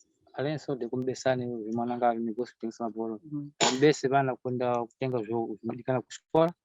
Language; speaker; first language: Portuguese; non-native, local second language; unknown